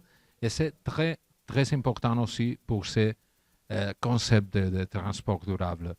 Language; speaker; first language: French; non-native, learner; Catalan